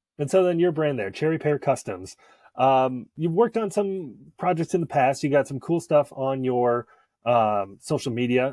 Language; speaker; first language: English; native; English